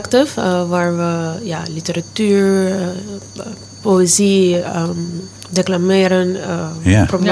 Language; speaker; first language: Dutch; non-native, local second language; Papiamento